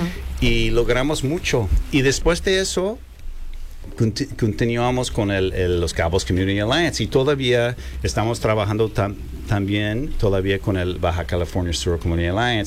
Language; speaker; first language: Spanish; non-native, learner; English